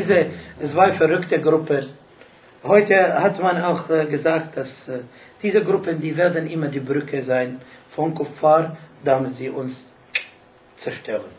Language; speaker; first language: German; non-native, fluent; Arabic